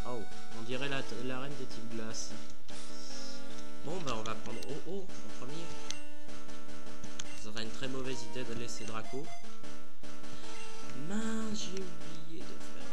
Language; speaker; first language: French; native; French